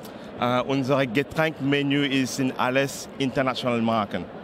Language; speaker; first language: German; non-native, learner; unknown